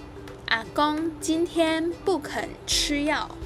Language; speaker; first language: Chinese; non-native, fluent; Indonesian